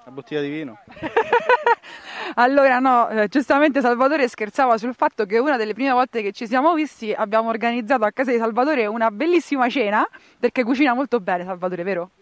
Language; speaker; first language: Italian; native; Italian